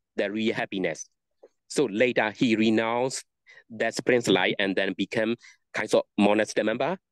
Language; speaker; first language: English; non-native, learner; Burmese